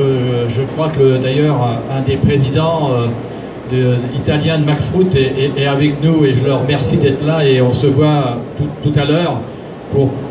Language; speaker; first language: French; native; French